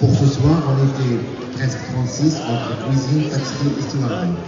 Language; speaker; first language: French; non-native, local second language; Arabic